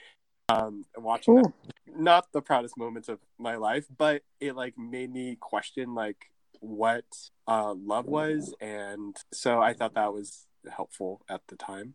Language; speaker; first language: English; native; English